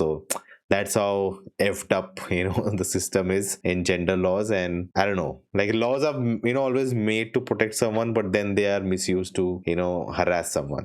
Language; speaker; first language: English; non-native, local second language; Hindi